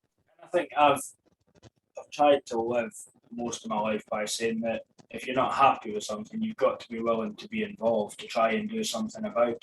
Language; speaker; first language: English; native; English